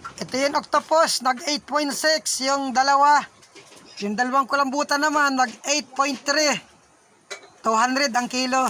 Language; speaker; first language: Filipino; native; Filipino